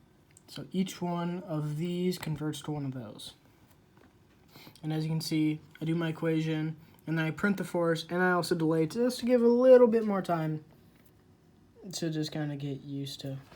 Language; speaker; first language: English; native; English